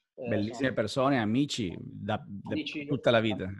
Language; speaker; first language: Italian; non-native, fluent; Spanish